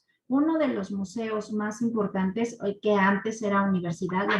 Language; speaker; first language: Spanish; native; Spanish